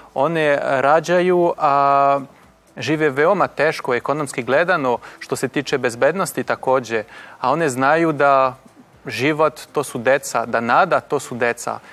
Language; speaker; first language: Croatian; non-native, fluent; French